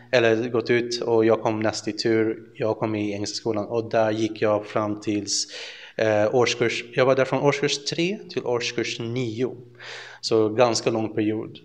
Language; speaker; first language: Swedish; early bilingual, other home language; Filipino